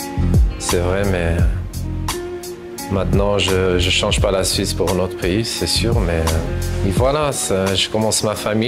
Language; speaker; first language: French; non-native, fluent; Portuguese